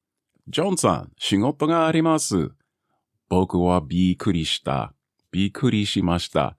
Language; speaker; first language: Japanese; non-native, learner; English